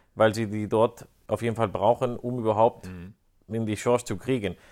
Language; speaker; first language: German; non-native, fluent; Spanish